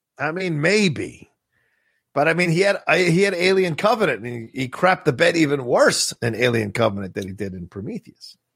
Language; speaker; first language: English; native; English